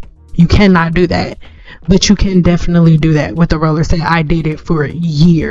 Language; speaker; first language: English; native; English